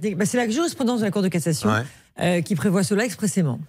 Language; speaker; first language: French; native; French